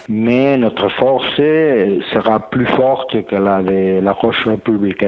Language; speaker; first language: French; non-native, learner; Catalan